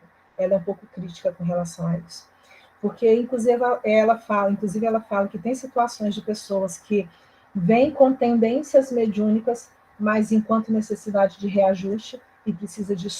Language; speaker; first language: Portuguese; native; Portuguese